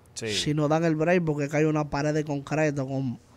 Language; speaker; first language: Spanish; native; Spanish